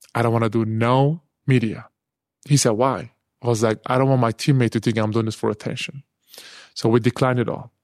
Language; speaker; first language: English; non-native, fluent; Turkish